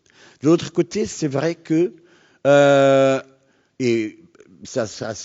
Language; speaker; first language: French; non-native, fluent; Portuguese